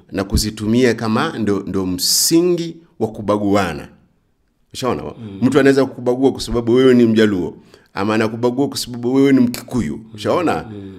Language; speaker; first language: Swahili; native; Swahili